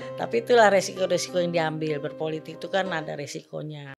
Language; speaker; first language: Indonesian; native; Indonesian